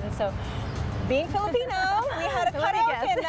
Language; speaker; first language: English; early bilingual, other home language; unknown